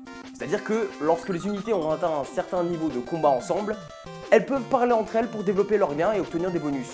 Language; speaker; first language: French; native; French